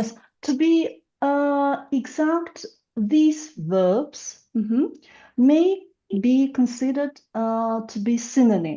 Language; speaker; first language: English; non-native, fluent; Russian